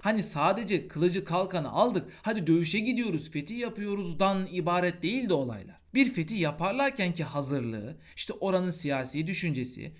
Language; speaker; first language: Turkish; native; Turkish